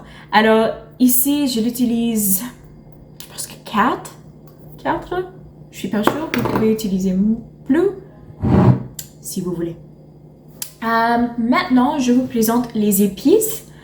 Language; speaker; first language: French; non-native, learner; English